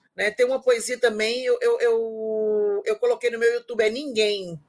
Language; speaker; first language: Portuguese; native; Portuguese